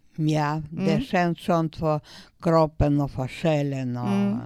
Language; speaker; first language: Swedish; non-native, learner; Russian